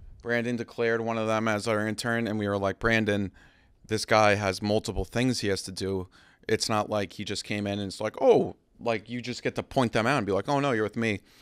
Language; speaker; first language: English; native; English